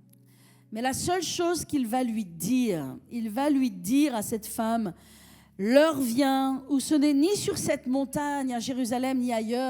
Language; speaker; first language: French; native; French